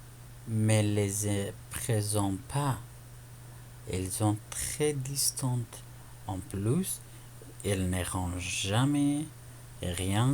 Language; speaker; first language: French; non-native, fluent; Persian